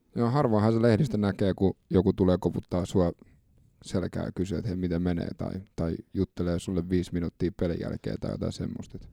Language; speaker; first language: Finnish; native; Finnish